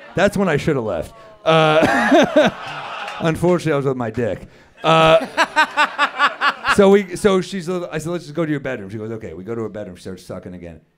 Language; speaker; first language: English; native; English